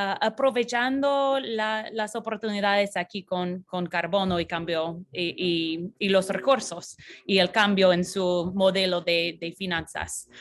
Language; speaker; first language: Spanish; non-native, fluent; English